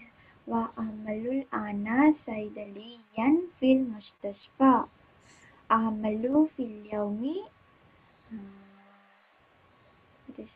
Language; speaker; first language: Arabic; non-native, learner; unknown